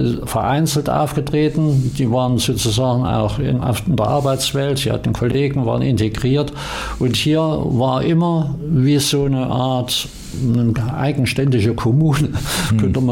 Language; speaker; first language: German; native; German